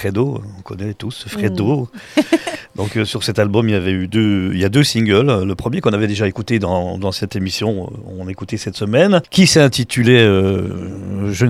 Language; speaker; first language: French; native; French